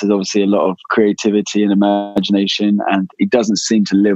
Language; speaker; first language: English; native; English